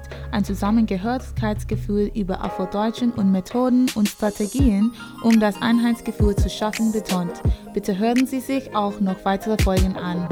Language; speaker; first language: German; non-native, learner; English